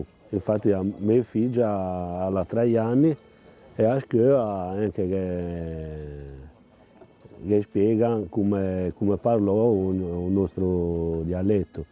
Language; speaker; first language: Italian; non-native, local second language; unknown